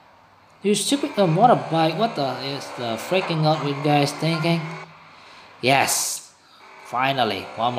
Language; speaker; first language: English; non-native, learner; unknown